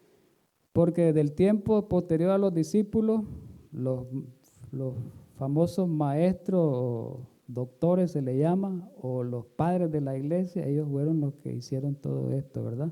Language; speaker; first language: Spanish; native; Spanish